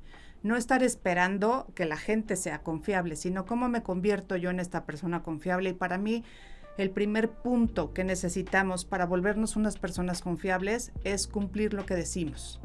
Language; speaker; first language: Spanish; native; Spanish